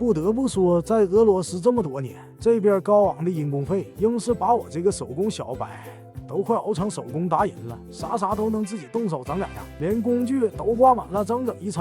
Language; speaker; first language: Chinese; native; Chinese